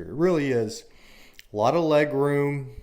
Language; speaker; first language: English; native; English